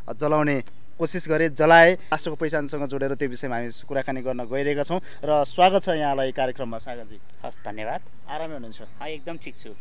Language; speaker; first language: Nepali; native; Nepali